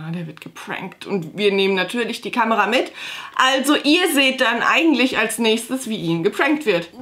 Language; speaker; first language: German; native; German